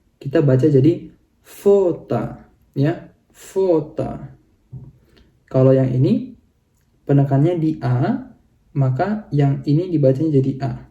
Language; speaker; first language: Indonesian; native; Indonesian